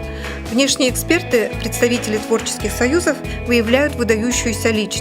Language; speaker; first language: Russian; native; Russian